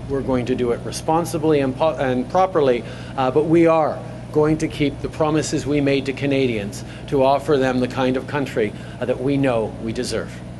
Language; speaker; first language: English; native; English